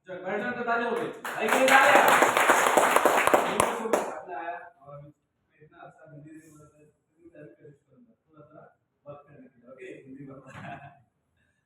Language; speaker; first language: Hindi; non-native, learner; Bangla